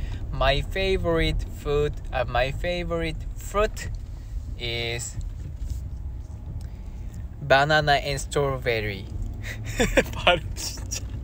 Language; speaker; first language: English; non-native, learner; Korean